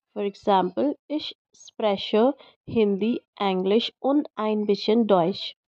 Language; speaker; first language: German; non-native, fluent; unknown